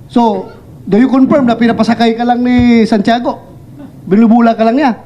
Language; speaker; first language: Filipino; non-native, local second language; Cebuano